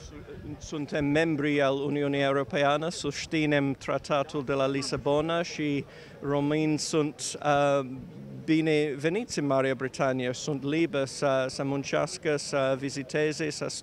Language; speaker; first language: Romanian; non-native, learner; English